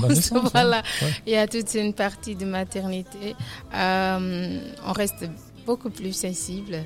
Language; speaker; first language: French; non-native, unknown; Kabuverdianu